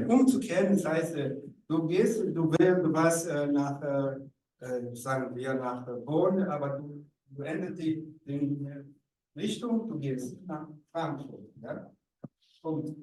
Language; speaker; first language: German; non-native, learner; Rundi